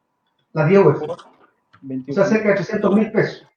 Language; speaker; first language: Spanish; native; Spanish